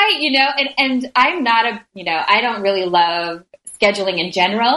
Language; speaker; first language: English; native; English